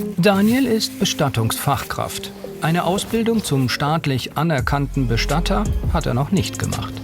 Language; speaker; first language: German; native; German